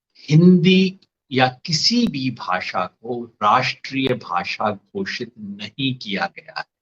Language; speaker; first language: Hindi; native; Hindi